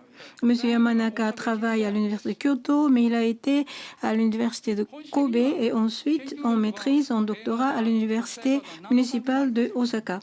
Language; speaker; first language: French; non-native, fluent; Japanese